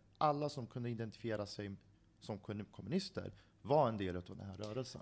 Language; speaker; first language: Swedish; early bilingual, other home language; Central Kurdish